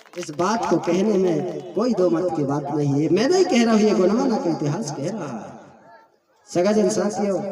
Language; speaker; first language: Hindi; native; Hindi